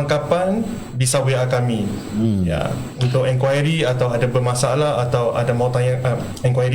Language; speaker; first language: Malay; non-native, local second language; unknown